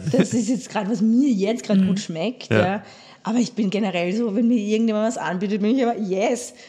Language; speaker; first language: German; native; German